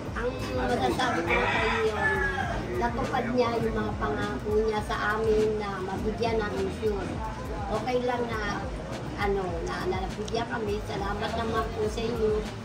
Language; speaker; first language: Filipino; native; Filipino